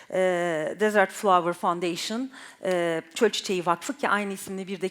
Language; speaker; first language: Turkish; native; Turkish